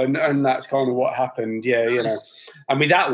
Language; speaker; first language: English; native; English